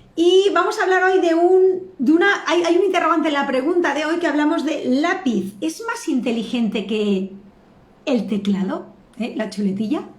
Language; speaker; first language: Spanish; native; Spanish